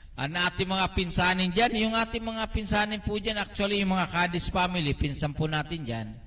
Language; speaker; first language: Filipino; non-native, local second language; Bikol